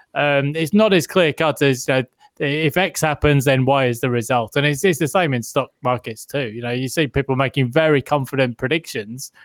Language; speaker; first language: English; native; English